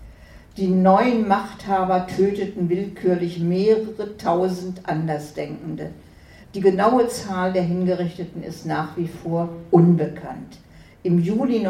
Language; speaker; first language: German; native; German